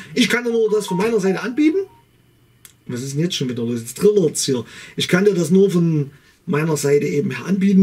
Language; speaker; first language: German; native; German